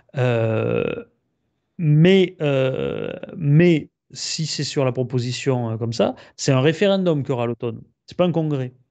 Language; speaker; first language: French; native; French